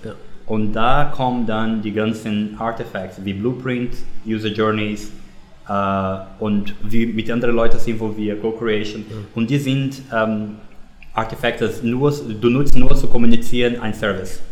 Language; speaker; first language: German; non-native, learner; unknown